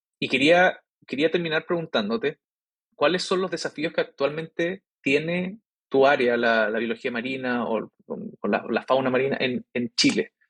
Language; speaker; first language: Spanish; native; Spanish